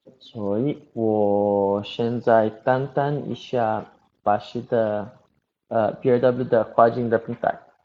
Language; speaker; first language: Chinese; non-native, learner; Portuguese